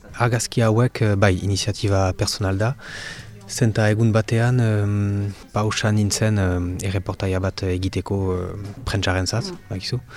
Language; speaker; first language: Basque; non-native, local second language; French